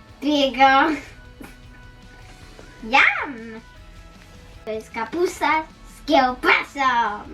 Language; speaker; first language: Polish; early bilingual, heritage; Polish